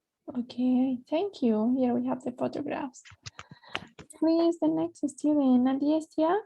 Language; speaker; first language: English; non-native, fluent; Spanish